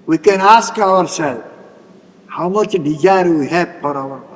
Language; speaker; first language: English; non-native, local second language; Odia